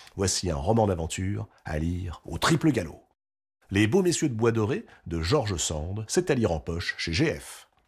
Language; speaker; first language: French; native; French